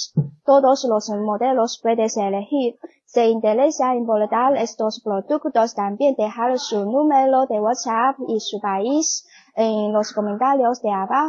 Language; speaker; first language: Spanish; non-native, learner; Chinese